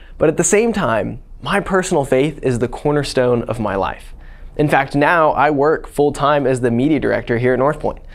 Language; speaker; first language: English; native; English